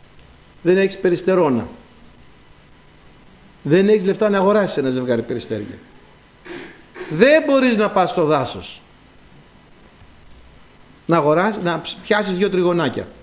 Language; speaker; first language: Greek; native; Greek